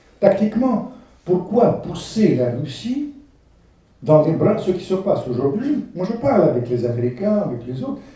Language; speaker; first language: French; non-native, fluent; Russian